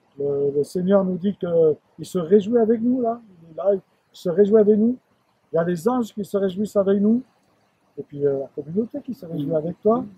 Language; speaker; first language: French; native; French